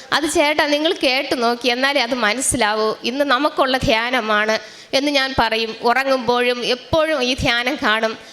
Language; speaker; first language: Malayalam; native; Malayalam